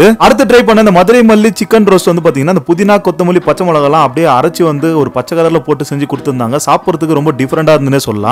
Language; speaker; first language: Tamil; native; Tamil